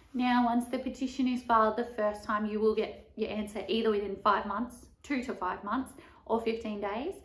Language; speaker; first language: English; native; English